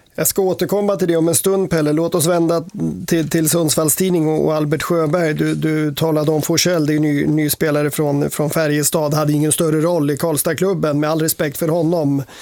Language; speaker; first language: Swedish; native; Swedish